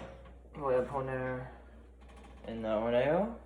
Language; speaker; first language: Spanish; non-native, learner; English